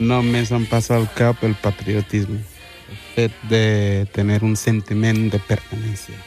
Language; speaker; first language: Catalan; early bilingual, other home language; Wolof